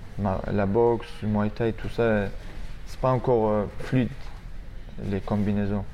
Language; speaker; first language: French; non-native, fluent; Russian